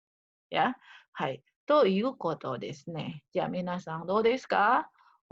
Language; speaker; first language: Japanese; non-native, fluent; Indonesian